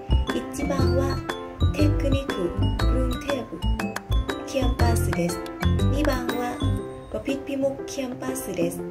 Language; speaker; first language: Japanese; non-native, learner; Thai